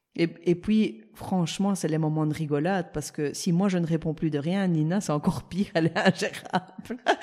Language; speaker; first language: French; early bilingual, other home language; Italian